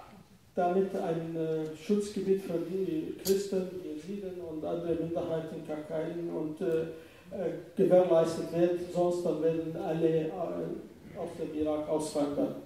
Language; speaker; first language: German; non-native, fluent; Arabic